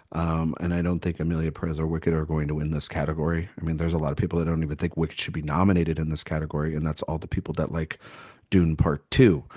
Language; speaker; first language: English; native; English